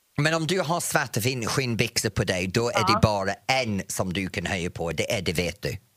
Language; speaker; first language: Swedish; non-native, fluent; English